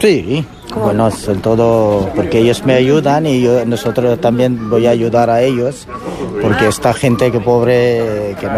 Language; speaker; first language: Spanish; non-native, learner; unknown